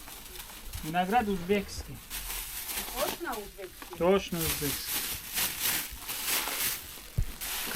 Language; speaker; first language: Russian; non-native, local second language; Tajik